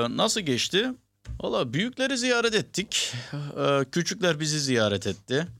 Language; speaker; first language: Turkish; early bilingual, heritage; Turkish